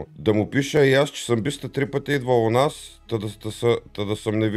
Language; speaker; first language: Bulgarian; native; Bulgarian